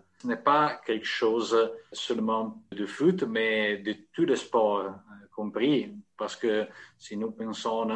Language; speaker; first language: French; non-native, fluent; Italian